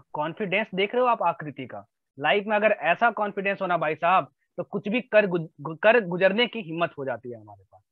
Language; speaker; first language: Hindi; native; Hindi